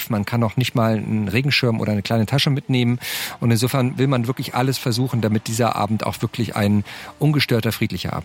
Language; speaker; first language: German; native; German